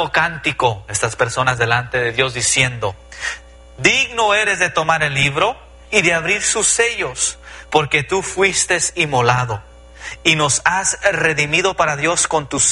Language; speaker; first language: Spanish; early bilingual, heritage; Spanish